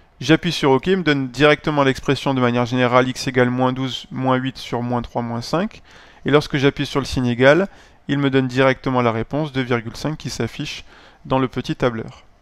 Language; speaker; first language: French; native; French